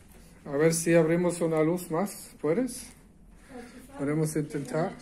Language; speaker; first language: Spanish; non-native, fluent; German